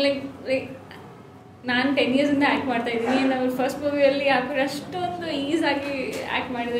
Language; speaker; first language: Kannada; non-native, fluent; Hindi